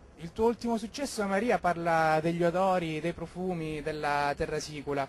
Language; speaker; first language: Italian; native; Italian